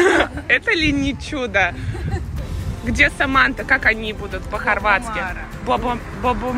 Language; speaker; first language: Russian; native; Russian